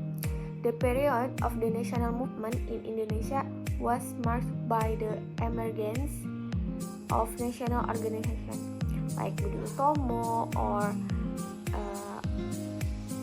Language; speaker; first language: English; non-native, learner; Indonesian